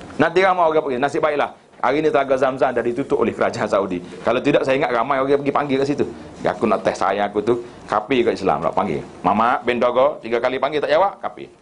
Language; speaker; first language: Malay; native; Malay